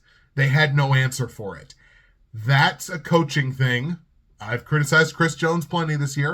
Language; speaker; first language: English; native; English